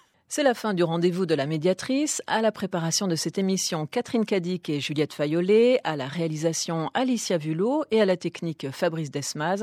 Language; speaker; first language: French; native; French